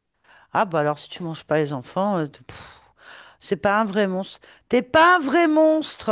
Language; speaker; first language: French; native; French